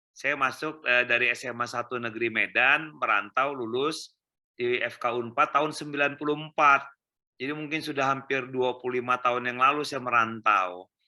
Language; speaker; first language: Indonesian; native; Indonesian